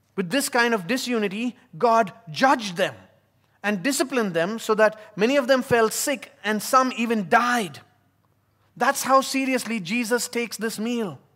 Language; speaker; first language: English; non-native, local second language; Tamil